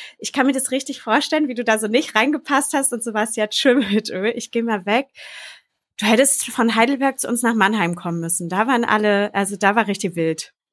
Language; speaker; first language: German; native; German